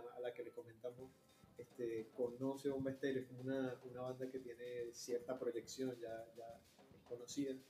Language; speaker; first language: Spanish; native; Spanish